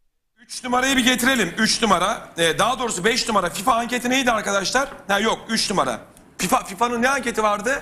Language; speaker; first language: Turkish; native; Turkish